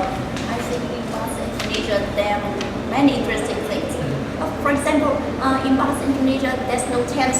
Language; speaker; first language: English; non-native, learner; Vietnamese